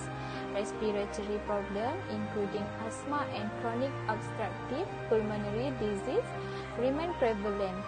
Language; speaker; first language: English; non-native, local second language; Malay